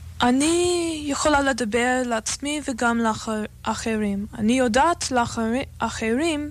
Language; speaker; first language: Hebrew; non-native, fluent; English